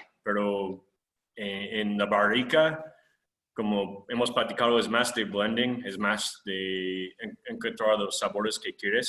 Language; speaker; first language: Spanish; non-native, fluent; English